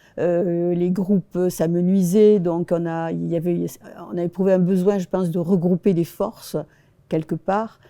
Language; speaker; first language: French; early bilingual, other home language; Spanish